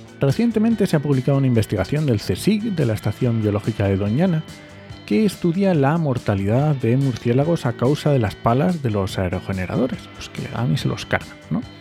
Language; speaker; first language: Spanish; native; Spanish